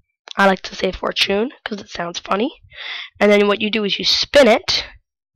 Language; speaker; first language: English; native; English